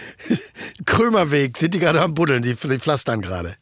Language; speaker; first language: German; native; German